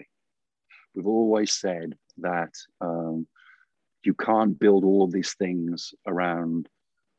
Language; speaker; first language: English; native; English